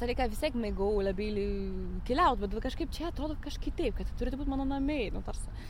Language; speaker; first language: Lithuanian; non-native, fluent; French